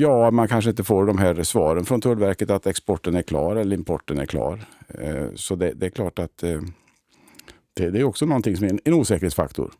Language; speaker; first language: Swedish; native; Swedish